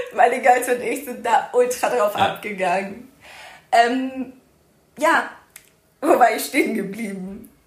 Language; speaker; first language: German; early bilingual, other home language; Persian